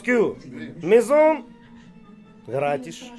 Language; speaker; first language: French; non-native, learner; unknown